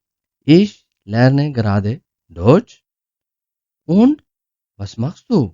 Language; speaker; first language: German; non-native, learner; Urdu